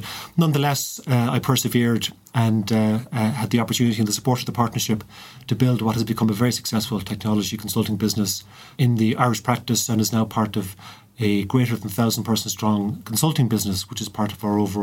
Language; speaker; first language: English; native; English